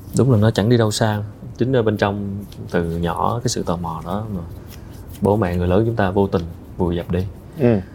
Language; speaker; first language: Vietnamese; native; Vietnamese